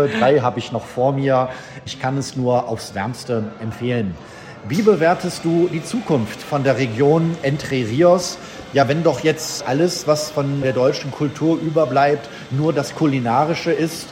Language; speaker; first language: German; native; German